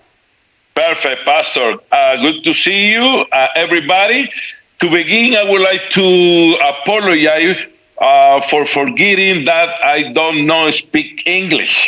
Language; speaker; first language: English; non-native, learner; Spanish